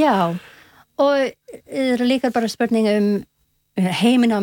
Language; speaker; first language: Icelandic; non-native, learner; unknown